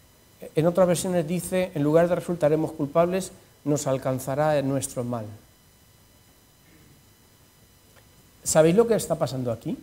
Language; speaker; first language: Spanish; native; Spanish